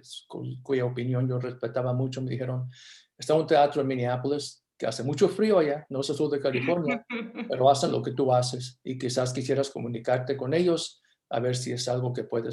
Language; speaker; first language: Spanish; early bilingual, heritage; Spanish